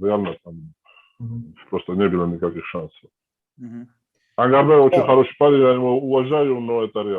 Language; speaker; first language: Russian; non-native, fluent; Georgian